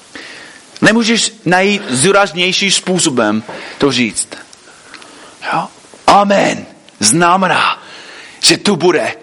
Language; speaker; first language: Czech; non-native, fluent; English